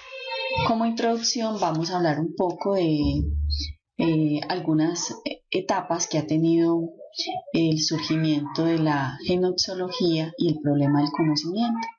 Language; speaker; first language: Spanish; native; Spanish